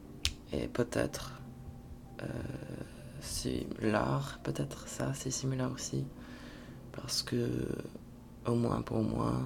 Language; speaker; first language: French; non-native, fluent; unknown